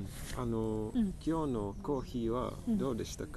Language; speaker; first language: Japanese; non-native, learner; Czech